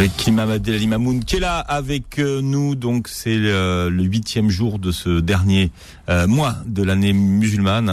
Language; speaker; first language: French; native; French